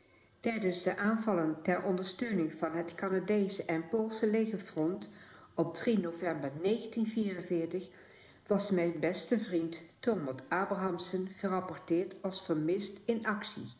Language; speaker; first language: Dutch; native; Dutch